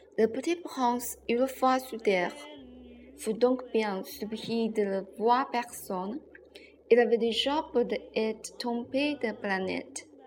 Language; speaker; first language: French; non-native, learner; Chinese